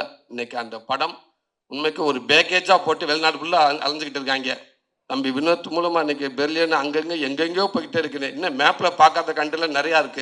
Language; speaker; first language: Tamil; native; Tamil